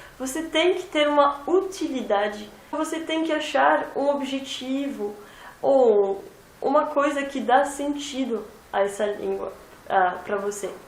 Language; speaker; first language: Portuguese; non-native, fluent; French